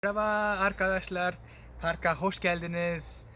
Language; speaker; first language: Turkish; non-native, fluent; French